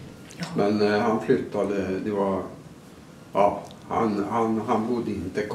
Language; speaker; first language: Swedish; native; Swedish